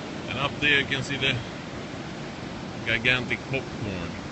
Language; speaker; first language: English; non-native, learner; Swedish